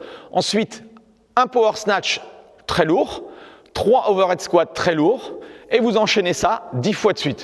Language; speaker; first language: French; native; French